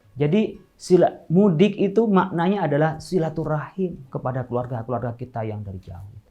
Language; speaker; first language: Indonesian; non-native, local second language; Madurese